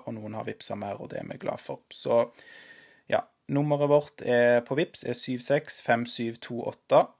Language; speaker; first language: Norwegian; native; Norwegian